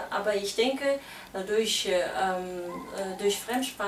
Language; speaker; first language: German; non-native, fluent; Kazakh